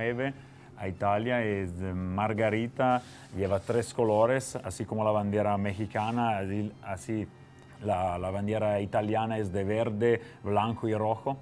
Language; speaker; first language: Spanish; non-native, fluent; Italian